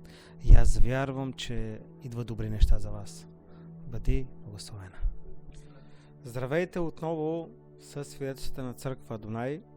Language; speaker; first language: Bulgarian; native; Bulgarian